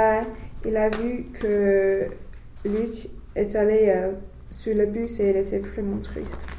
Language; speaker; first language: French; non-native, learner; English